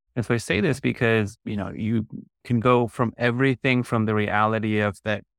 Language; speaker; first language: English; early bilingual, other home language; Spanish